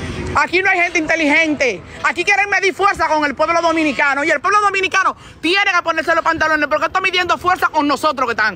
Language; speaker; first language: Spanish; native; Spanish